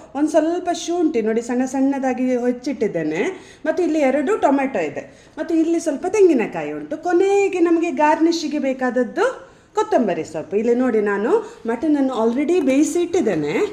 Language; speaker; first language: Kannada; native; Kannada